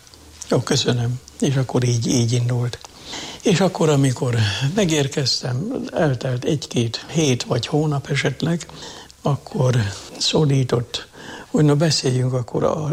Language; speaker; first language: Hungarian; native; Hungarian